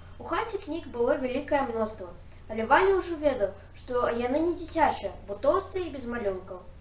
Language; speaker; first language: Belarusian; native; Belarusian